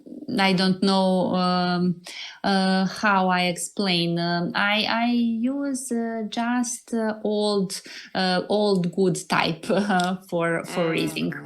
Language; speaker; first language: English; non-native, learner; Serbian